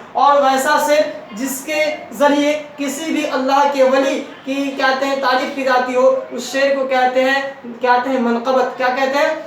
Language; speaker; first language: Urdu; native; Urdu